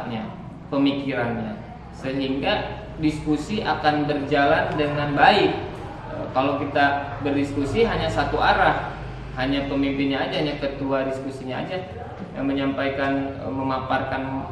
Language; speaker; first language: Indonesian; native; Indonesian